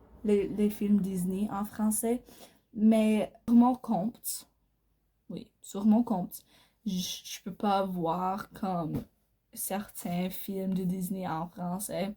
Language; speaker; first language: French; non-native, learner; English